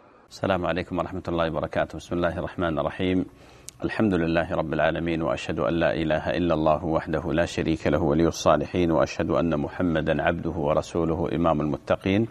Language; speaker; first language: Arabic; native; Arabic